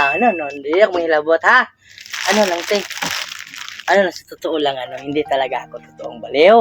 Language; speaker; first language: Filipino; non-native, local second language; Cebuano